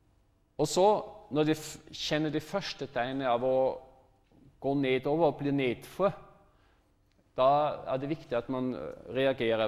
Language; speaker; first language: Norwegian; non-native, fluent; German